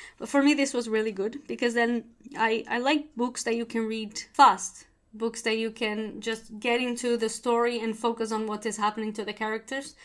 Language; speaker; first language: English; non-native, fluent; Portuguese